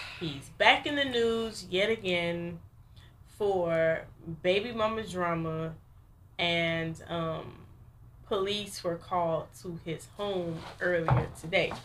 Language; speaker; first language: English; native; English